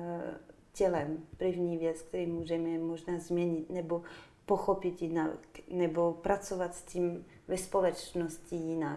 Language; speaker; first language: Czech; non-native, fluent; French